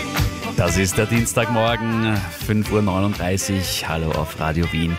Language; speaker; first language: German; native; German